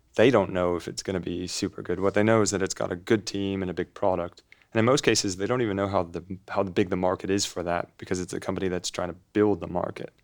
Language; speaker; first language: English; native; English